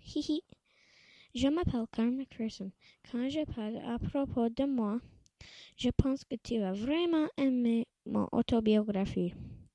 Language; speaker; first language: French; non-native, local second language; English